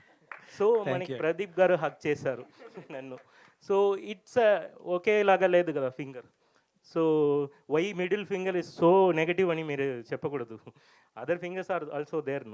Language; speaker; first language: Telugu; non-native, fluent; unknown